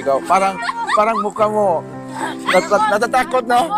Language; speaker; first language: Filipino; non-native, learner; Korean